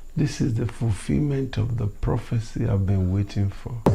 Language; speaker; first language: English; non-native, local second language; Yoruba